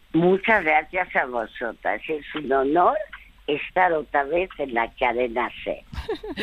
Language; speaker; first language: Spanish; early bilingual, other home language; French